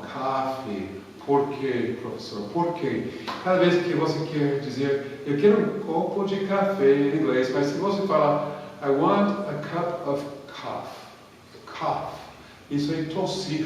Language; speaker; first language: Portuguese; non-native, fluent; English